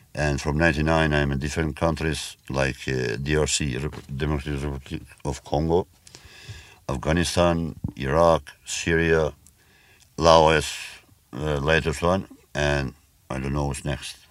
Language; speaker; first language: English; non-native, learner; Albanian